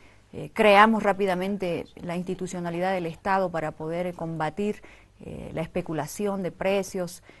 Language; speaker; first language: Spanish; native; Spanish